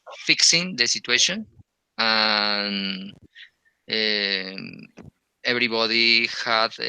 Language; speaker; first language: English; non-native, learner; Spanish